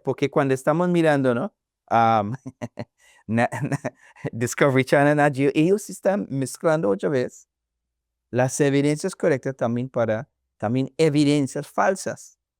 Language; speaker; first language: Spanish; non-native, learner; English